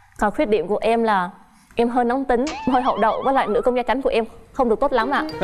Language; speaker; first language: Vietnamese; non-native, local second language; Chinese